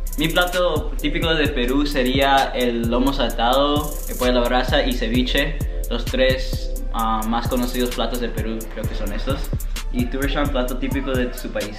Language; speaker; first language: Spanish; early bilingual, heritage; Spanish